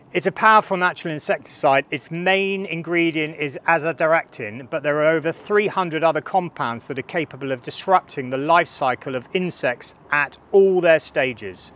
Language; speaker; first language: English; native; English